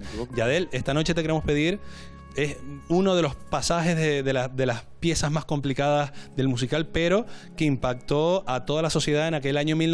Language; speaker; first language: Spanish; native; Spanish